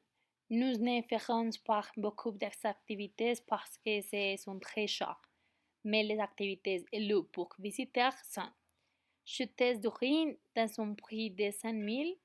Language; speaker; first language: French; non-native, learner; Spanish